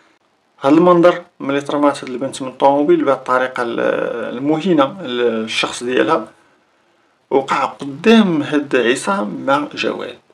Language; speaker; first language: Arabic; native; Arabic